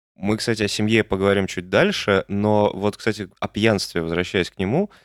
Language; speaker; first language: Russian; native; Russian